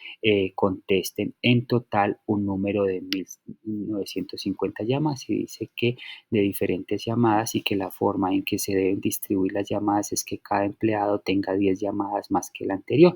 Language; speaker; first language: Spanish; native; Spanish